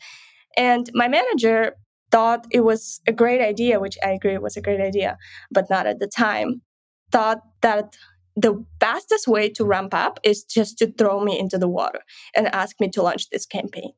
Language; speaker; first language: English; non-native, fluent; Ukrainian